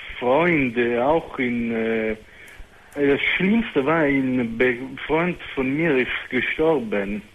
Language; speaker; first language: German; non-native, fluent; Italian